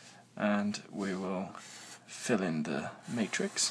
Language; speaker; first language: English; native; English